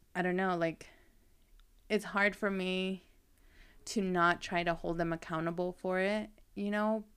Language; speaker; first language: English; native; English